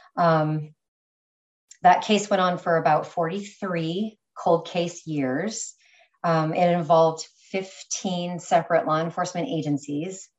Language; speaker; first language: English; native; English